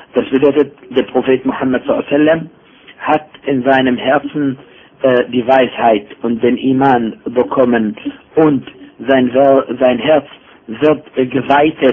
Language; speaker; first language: German; non-native, fluent; Arabic